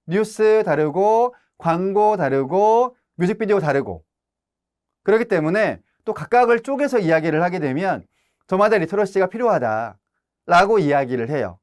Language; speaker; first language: Korean; native; Korean